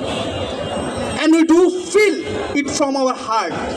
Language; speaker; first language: English; non-native, local second language; Bangla